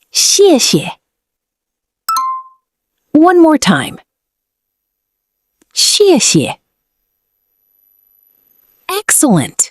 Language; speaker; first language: Chinese; non-native, learner; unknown